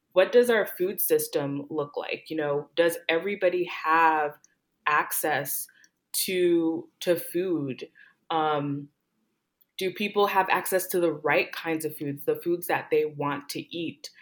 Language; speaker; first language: English; early bilingual, other home language; Haitian Creole